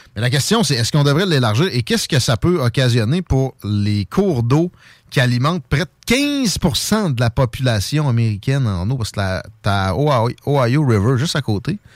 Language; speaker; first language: French; native; French